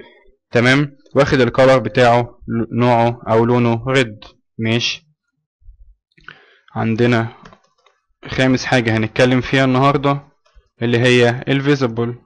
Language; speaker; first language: Arabic; native; Arabic